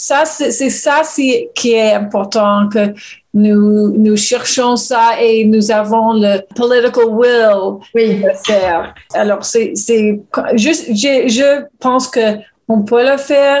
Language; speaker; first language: French; non-native, learner; English